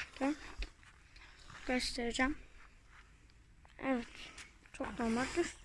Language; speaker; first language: Turkish; early bilingual, heritage; Turkish